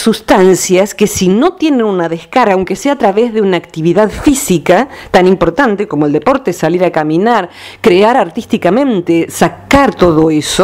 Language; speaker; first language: Spanish; native; Spanish